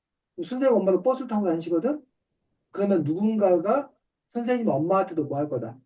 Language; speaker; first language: Korean; native; Korean